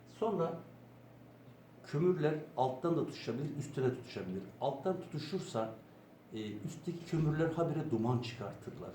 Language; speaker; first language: Turkish; native; Turkish